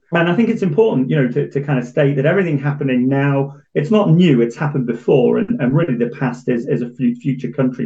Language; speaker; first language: English; native; English